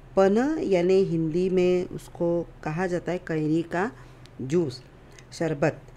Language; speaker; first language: Hindi; non-native, local second language; Marathi